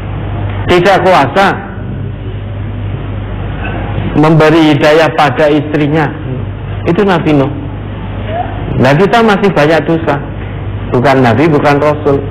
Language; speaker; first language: Indonesian; non-native, local second language; Javanese